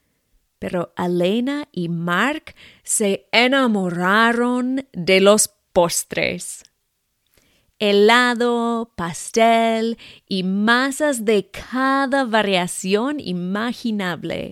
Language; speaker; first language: Spanish; non-native, fluent; English